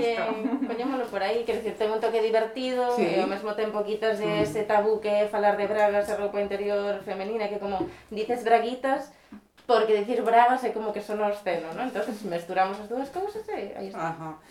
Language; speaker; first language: Spanish; native; Spanish